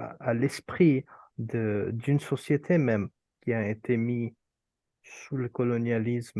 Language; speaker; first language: French; non-native, fluent; Urdu